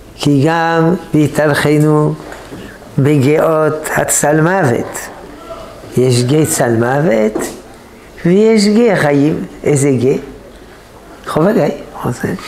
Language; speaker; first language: Hebrew; non-native, fluent; French